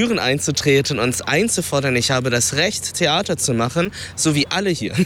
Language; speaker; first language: German; early bilingual, other home language; Vietnamese